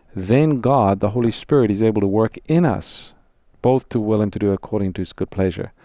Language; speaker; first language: English; native; English